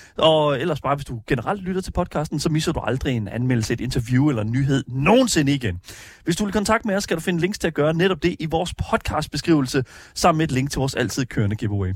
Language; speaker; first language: Danish; native; Danish